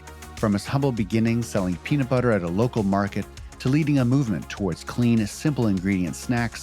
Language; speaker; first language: English; native; English